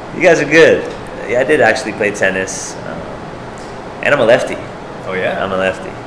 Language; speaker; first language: English; native; English